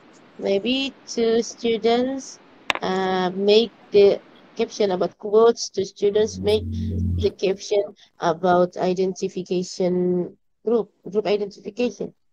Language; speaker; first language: English; non-native, learner; Indonesian